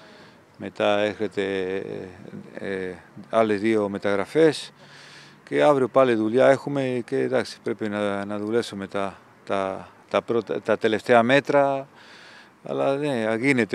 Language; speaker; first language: Greek; non-native, fluent; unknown